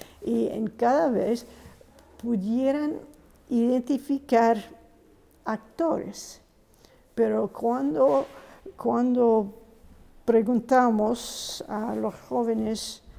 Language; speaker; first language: Spanish; non-native, fluent; English